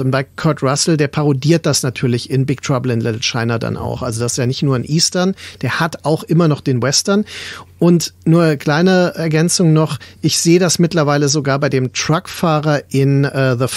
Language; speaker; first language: German; native; German